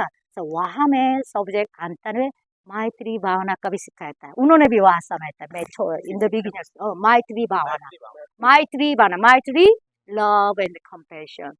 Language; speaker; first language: Hindi; non-native, learner; Korean